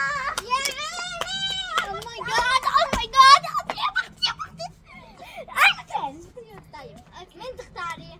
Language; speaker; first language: Arabic; native; Arabic